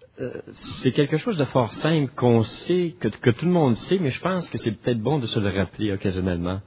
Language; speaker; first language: French; native; French